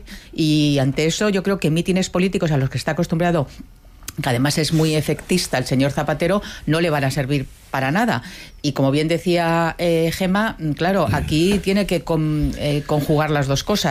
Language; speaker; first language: Spanish; native; Spanish